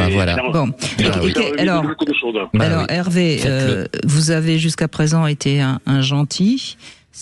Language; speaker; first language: French; native; French